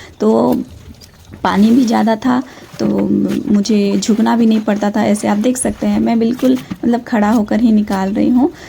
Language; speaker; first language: Hindi; non-native, local second language; Odia